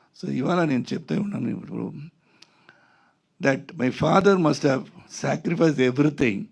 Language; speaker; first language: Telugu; non-native, local second language; Tamil